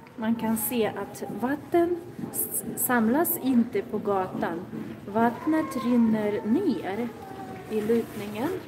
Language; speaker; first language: Swedish; non-native, fluent; Russian